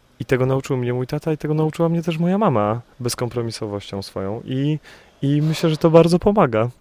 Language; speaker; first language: Polish; native; Polish